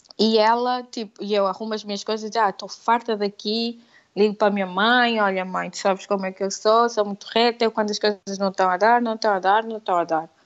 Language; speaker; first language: Portuguese; native; Portuguese